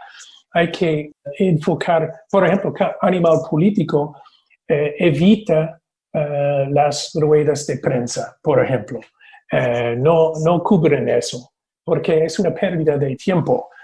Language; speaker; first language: Spanish; non-native, fluent; English